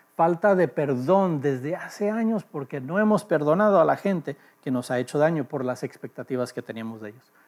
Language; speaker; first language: Spanish; early bilingual, heritage; Spanish